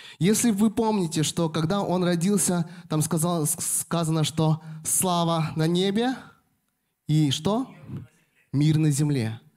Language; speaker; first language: Russian; non-native, fluent; Korean